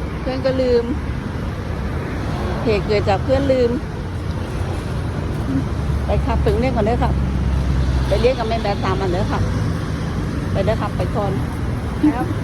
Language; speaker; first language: Thai; native; Thai